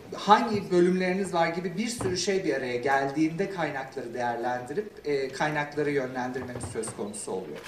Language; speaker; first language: Turkish; native; Turkish